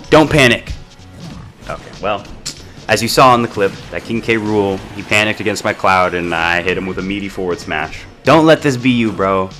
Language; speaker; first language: English; native; English